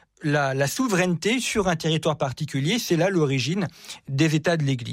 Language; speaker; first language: French; native; French